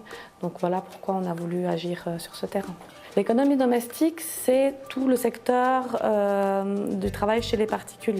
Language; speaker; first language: French; native; French